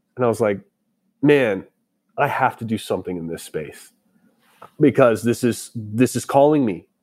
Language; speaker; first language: English; native; English